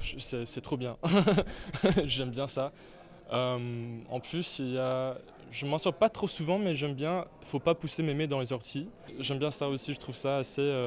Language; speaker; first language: French; non-native, local second language; English